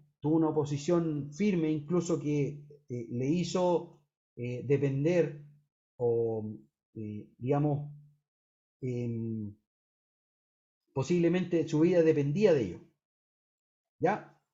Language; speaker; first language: Spanish; native; Spanish